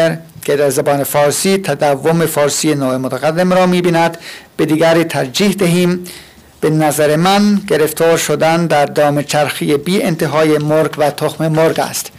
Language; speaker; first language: Persian; non-native, fluent; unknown